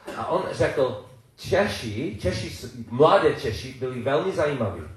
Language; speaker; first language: Czech; non-native, learner; English